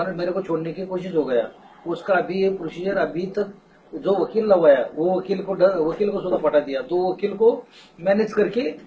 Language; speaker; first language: Hindi; non-native, local second language; Marathi